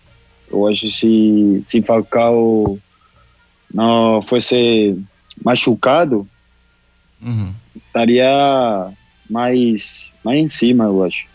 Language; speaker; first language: Portuguese; non-native, local second language; Spanish